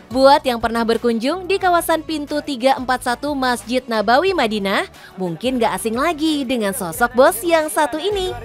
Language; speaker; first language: Indonesian; native; Indonesian